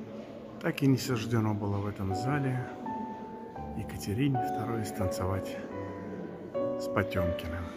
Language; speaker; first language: Russian; native; Russian